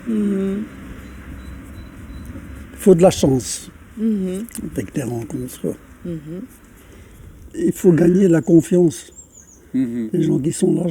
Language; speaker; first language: French; non-native, local second language; Dutch